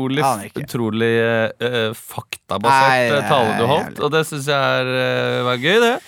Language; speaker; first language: Norwegian; native; Norwegian